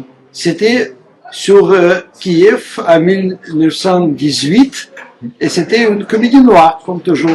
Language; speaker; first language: French; non-native, fluent; Russian